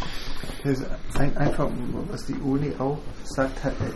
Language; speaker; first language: German; non-native, fluent; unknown